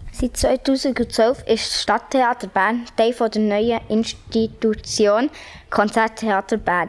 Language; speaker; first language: German; native; German